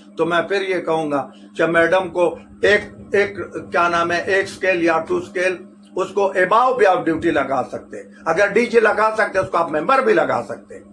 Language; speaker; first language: Urdu; non-native, local second language; Pashto